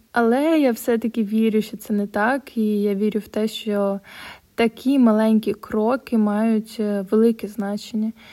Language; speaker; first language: Ukrainian; non-native, local second language; Russian